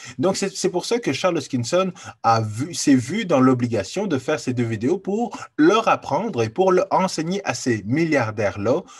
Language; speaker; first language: French; native; French